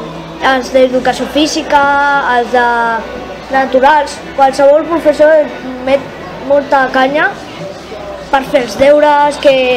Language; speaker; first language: Catalan; non-native, local second language; Spanish